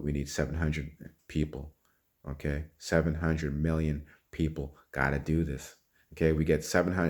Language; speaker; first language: English; native; English